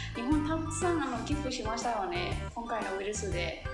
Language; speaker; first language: Japanese; non-native, fluent; Burmese